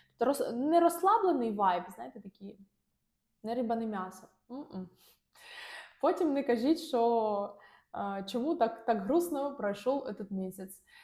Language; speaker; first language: Ukrainian; non-native, local second language; Russian